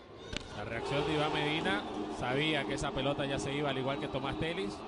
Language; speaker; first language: Spanish; native; Spanish